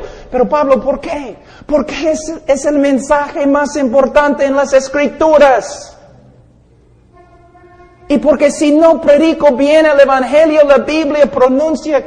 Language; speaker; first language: Spanish; non-native, fluent; English